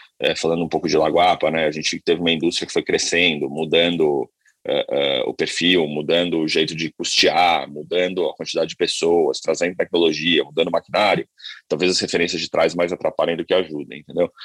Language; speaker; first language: Portuguese; native; Portuguese